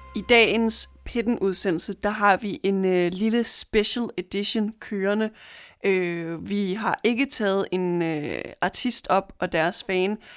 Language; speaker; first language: Danish; native; Danish